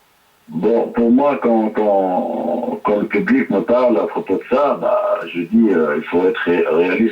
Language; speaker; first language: French; non-native, local second language; Arabic